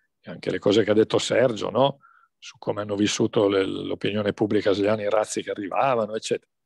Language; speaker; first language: Italian; native; Italian